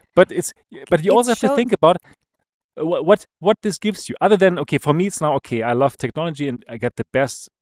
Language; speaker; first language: English; non-native, fluent; German